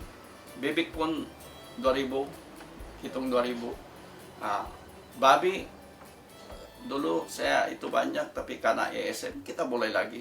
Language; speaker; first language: Indonesian; non-native, fluent; Filipino